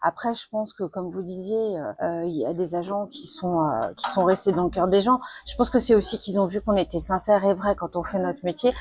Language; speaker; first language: French; early bilingual, other home language; Spanish